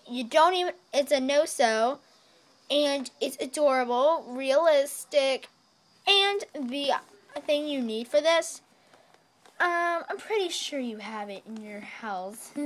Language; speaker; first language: English; native; English